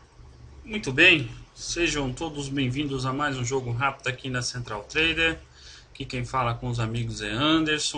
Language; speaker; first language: Portuguese; native; Portuguese